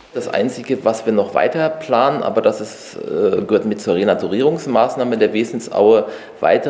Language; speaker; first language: German; native; German